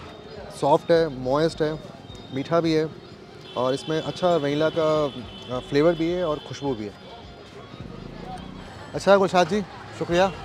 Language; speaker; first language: Hindi; native; Hindi